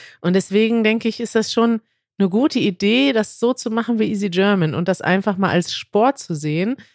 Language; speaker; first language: German; native; German